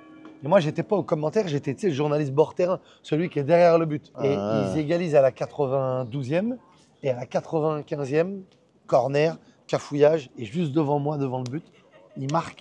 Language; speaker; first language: French; native; French